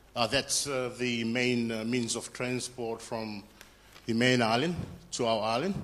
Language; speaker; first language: English; non-native, fluent; Fijian